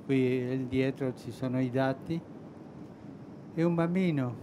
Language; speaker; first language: Italian; non-native, fluent; Spanish